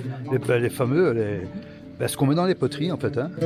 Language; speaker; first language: French; native; French